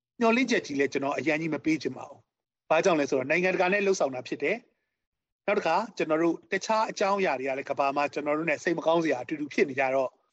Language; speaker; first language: Burmese; native; Burmese